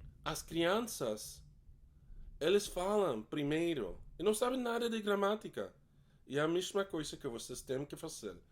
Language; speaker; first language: Portuguese; non-native, learner; English